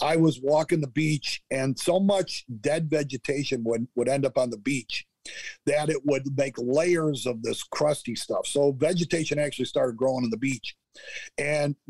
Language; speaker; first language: English; native; English